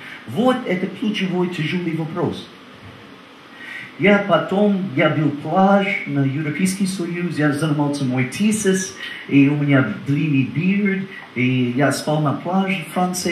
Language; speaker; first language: Russian; non-native, learner; English